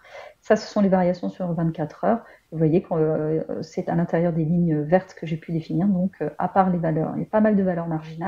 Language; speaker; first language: French; native; French